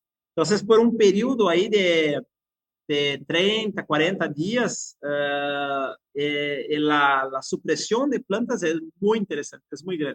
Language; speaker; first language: Spanish; non-native, fluent; Portuguese